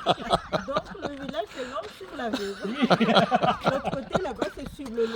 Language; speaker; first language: French; non-native, local second language; Malagasy